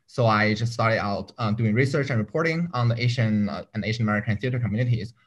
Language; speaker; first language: English; non-native, fluent; Chinese